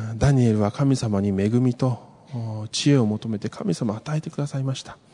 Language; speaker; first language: Japanese; early bilingual, other home language; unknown